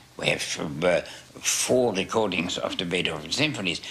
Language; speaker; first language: English; non-native, fluent; German